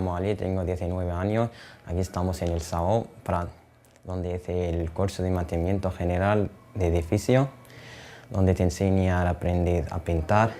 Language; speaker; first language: Spanish; non-native, fluent; Arabic